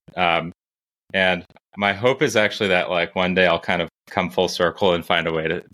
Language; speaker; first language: English; native; English